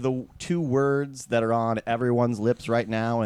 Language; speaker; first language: English; native; English